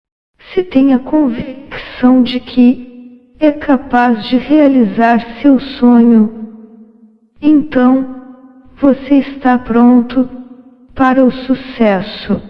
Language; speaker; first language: Portuguese; native; Portuguese